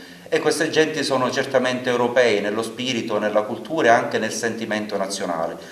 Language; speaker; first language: Italian; native; Italian